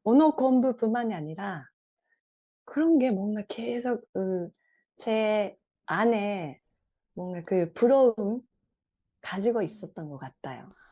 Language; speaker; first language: Korean; non-native, fluent; Japanese